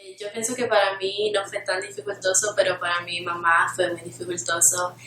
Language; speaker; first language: Spanish; early bilingual, heritage; Spanish